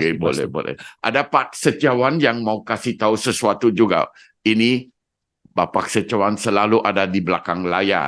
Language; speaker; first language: Indonesian; non-native, fluent; Dutch